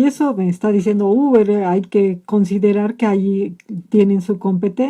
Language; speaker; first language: Spanish; native; Spanish